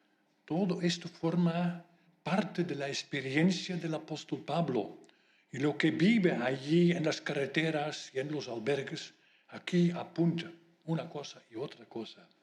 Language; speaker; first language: Spanish; non-native, fluent; Dutch